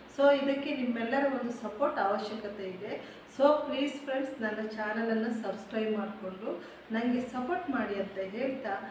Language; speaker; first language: Kannada; native; Kannada